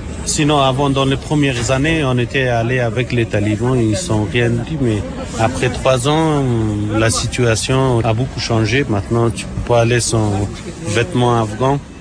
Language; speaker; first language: French; non-native, learner; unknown